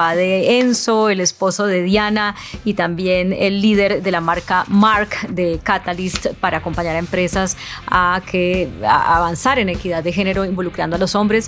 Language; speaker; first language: Spanish; native; Spanish